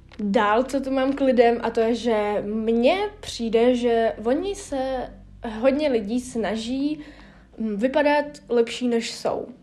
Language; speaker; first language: Czech; early bilingual, other home language; Russian